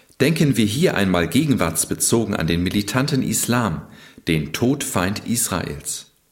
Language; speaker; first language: German; native; German